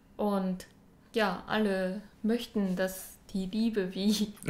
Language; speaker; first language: German; non-native, learner; Japanese